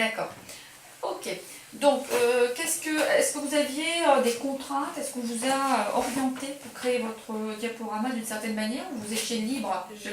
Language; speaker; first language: French; native; French